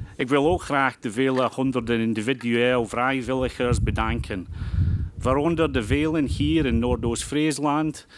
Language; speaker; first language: Dutch; non-native, fluent; English